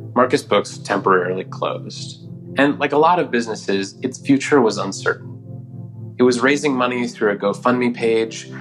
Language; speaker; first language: English; native; English